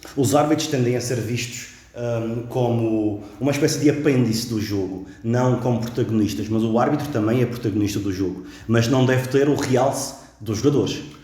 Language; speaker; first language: Portuguese; native; Portuguese